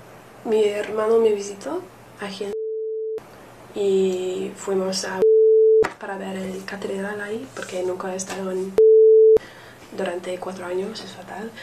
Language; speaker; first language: Spanish; non-native, learner; English